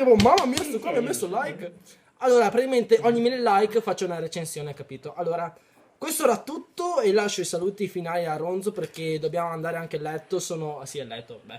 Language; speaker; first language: Italian; early bilingual, other home language; Chinese